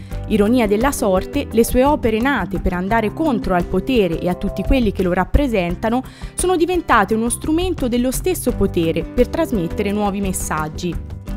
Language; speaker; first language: Italian; native; Italian